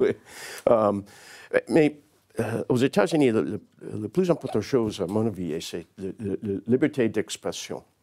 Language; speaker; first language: French; non-native, learner; English